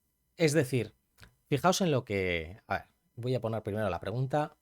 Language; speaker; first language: Spanish; native; Spanish